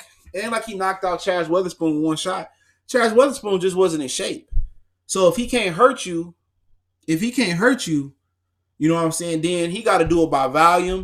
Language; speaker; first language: English; native; English